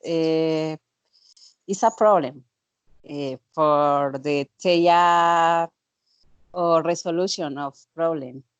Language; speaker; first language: English; non-native, learner; Spanish